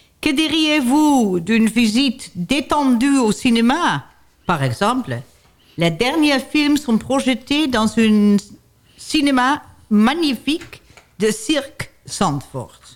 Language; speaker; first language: French; non-native, learner; Dutch